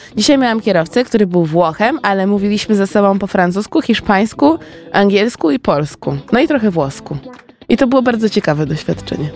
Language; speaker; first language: Polish; native; Polish